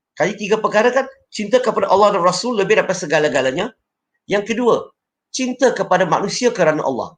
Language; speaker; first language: Malay; non-native, local second language; Chinese